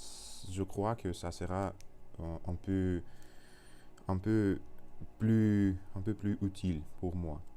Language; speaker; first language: French; non-native, learner; Russian